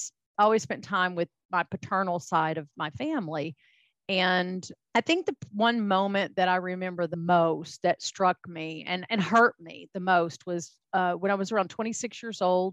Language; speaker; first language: English; native; English